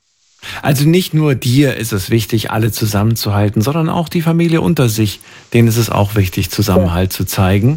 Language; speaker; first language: German; native; German